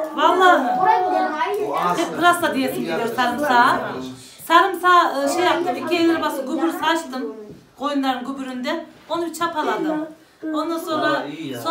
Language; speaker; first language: Turkish; native; Turkish